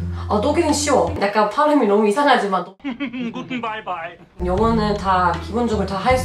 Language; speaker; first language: Korean; non-native, fluent; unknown